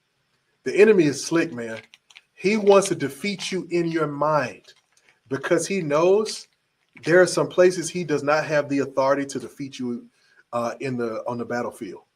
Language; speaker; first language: English; native; English